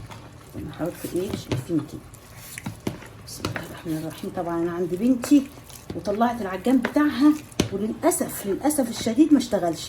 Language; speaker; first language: Arabic; native; Arabic